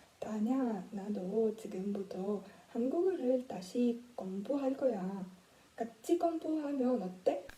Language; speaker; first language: Korean; non-native, learner; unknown